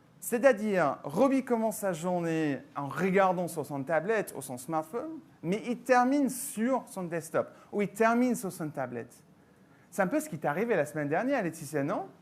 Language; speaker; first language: French; non-native, fluent; English